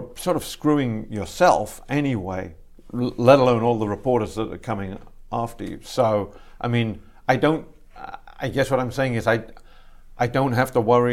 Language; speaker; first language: English; native; English